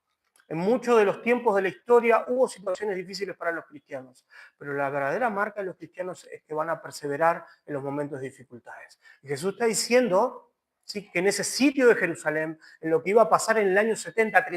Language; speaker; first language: Spanish; native; Spanish